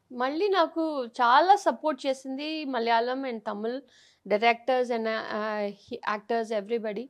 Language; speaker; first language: Telugu; non-native, fluent; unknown